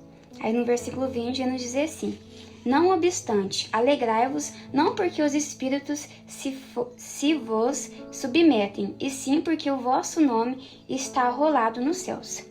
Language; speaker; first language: Portuguese; native; Portuguese